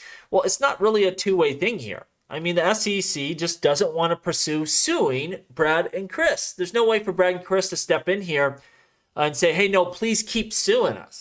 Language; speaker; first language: English; native; English